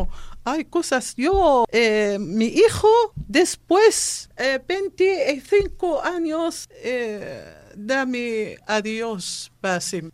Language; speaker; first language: Spanish; non-native, learner; Arabic